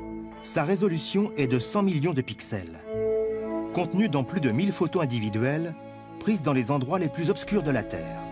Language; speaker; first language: French; native; French